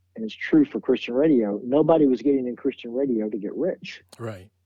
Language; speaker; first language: English; native; English